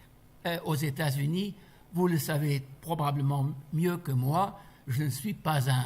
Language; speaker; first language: French; non-native, fluent; German